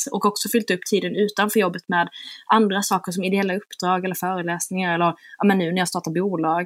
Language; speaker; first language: Swedish; native; Swedish